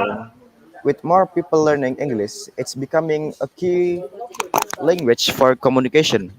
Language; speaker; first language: English; non-native, learner; Indonesian